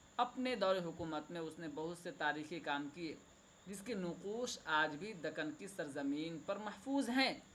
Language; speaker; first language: Urdu; native; Urdu